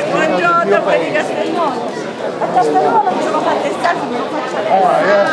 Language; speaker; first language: Italian; native; Italian